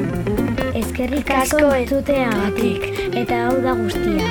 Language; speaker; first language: Basque; non-native, local second language; Spanish